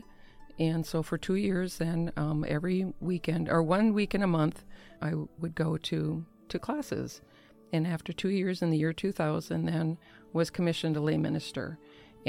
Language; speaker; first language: English; native; English